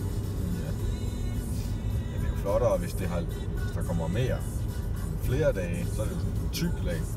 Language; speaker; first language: Danish; native; Danish